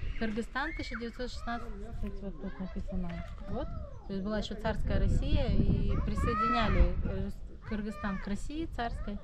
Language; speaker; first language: Russian; native; Russian